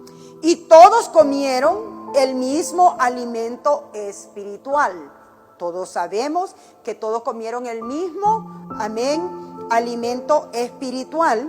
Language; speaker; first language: Spanish; native; Spanish